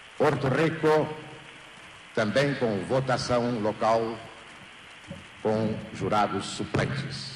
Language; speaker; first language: Portuguese; native; Portuguese